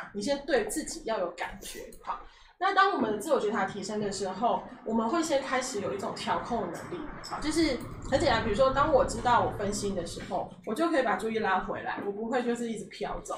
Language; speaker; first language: Chinese; native; Chinese